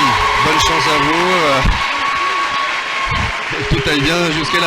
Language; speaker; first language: French; native; French